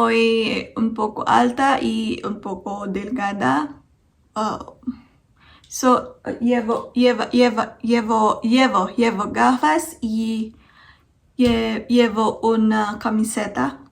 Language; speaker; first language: Spanish; non-native, learner; Filipino